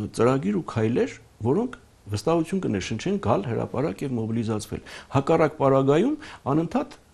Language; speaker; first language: Armenian; native; Armenian